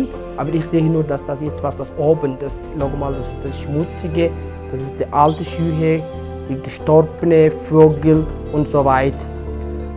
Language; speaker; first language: German; non-native, fluent; Somali